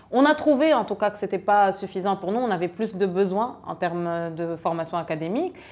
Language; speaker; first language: French; non-native, local second language; Arabic